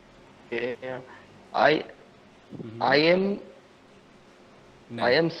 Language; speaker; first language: English; non-native, learner; Hindi